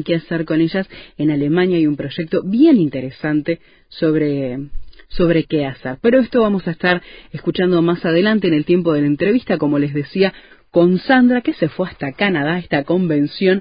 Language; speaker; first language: Spanish; native; Spanish